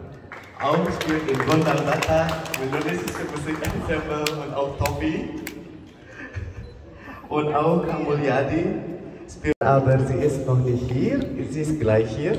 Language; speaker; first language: German; non-native, learner; Indonesian